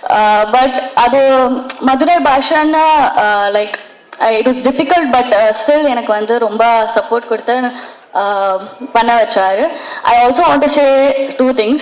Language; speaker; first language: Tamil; non-native, learner; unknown